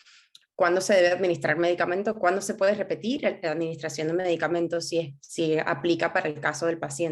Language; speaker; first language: Spanish; native; Spanish